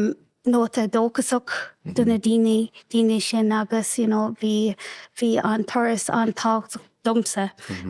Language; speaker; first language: Irish; non-native, local second language; English